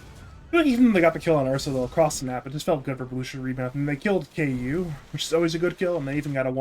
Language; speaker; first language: English; native; English